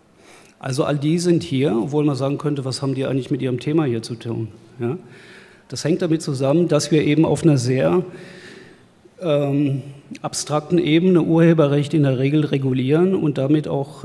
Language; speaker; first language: German; native; German